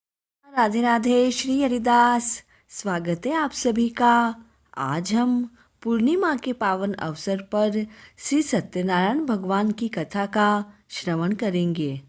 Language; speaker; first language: Hindi; native; Hindi